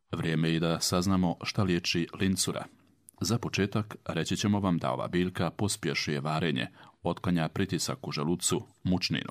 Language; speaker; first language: Croatian; native; Croatian